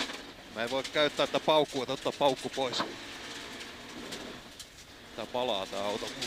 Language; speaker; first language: Finnish; native; Finnish